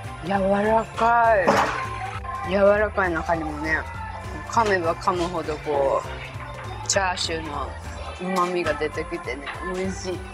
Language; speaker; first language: Japanese; native; Japanese